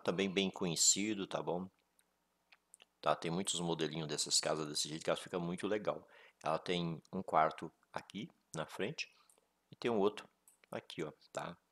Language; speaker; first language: Portuguese; native; Portuguese